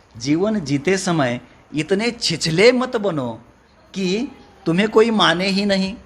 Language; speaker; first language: Hindi; non-native, local second language; Marathi